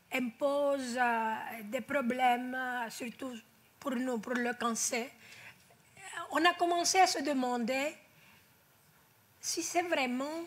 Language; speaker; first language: French; non-native, fluent; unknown